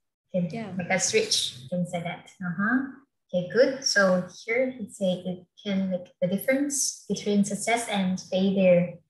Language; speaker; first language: English; non-native, fluent; Vietnamese